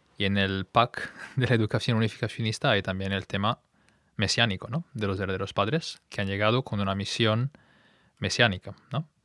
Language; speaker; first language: Spanish; non-native, fluent; Italian